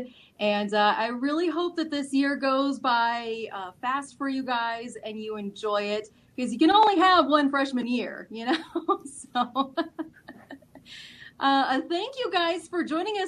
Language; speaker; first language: English; native; English